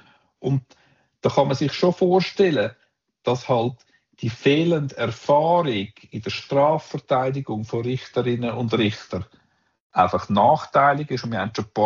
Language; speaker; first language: German; native; German